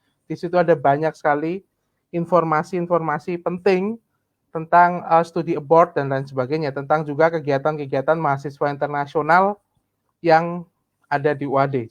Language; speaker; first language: Indonesian; native; Indonesian